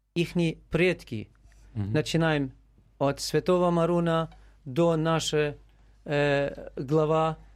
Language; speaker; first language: Russian; non-native, learner; Arabic